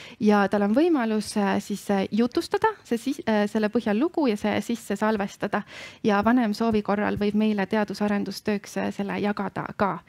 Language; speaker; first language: Estonian; native; Estonian